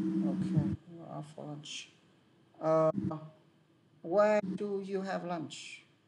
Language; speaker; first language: English; non-native, fluent; Vietnamese